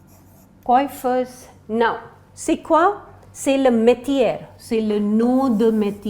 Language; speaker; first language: French; non-native, fluent; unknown